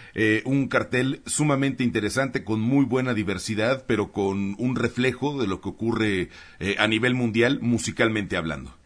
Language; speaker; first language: Spanish; native; Spanish